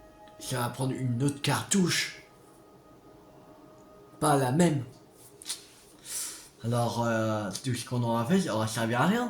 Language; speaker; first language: French; native; French